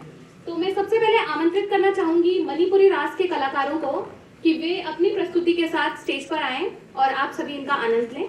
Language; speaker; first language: Hindi; native; Hindi